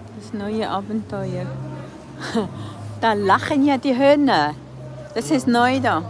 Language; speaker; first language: German; non-native, learner; Cebuano